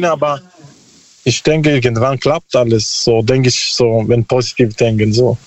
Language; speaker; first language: German; non-native, learner; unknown